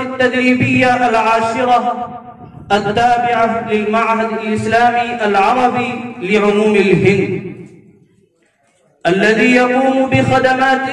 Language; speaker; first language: Arabic; non-native, fluent; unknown